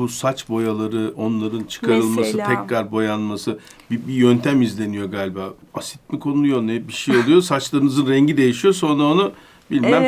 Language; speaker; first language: Turkish; native; Turkish